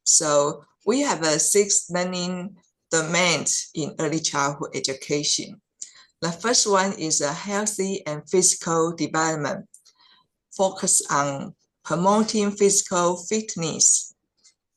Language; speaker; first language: English; non-native, fluent; Chinese